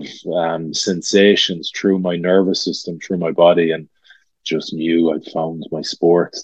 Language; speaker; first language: English; native; English